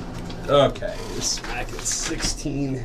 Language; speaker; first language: English; native; English